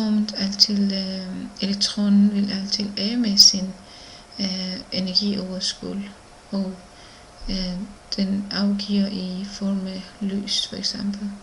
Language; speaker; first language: Danish; non-native, learner; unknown